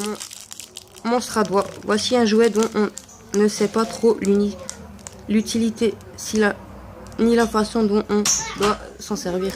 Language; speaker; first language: French; native; French